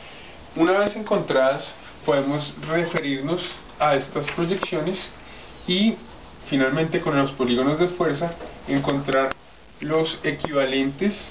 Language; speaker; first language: Spanish; native; Spanish